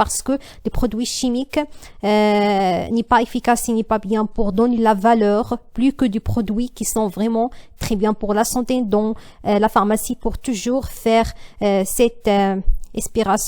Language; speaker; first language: French; non-native, learner; Arabic